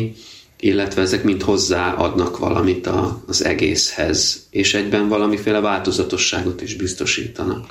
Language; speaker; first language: Hungarian; native; Hungarian